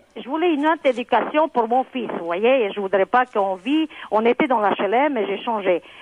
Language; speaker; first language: French; non-native, fluent; Serbian